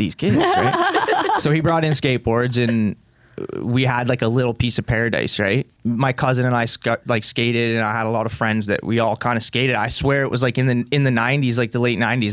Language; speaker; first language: English; native; English